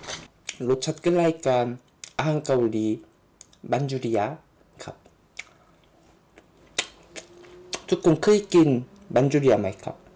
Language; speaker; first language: Thai; non-native, learner; Korean